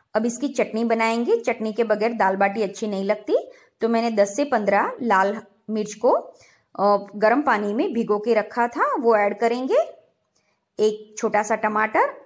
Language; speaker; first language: Hindi; non-native, local second language; Gujarati